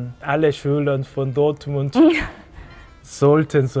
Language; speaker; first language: German; non-native, learner; Korean